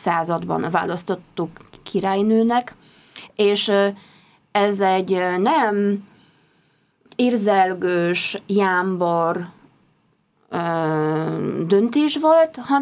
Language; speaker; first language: Hungarian; non-native, fluent; Polish